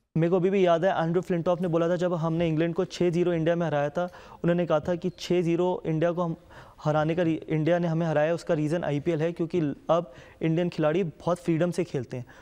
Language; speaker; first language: Hindi; native; Hindi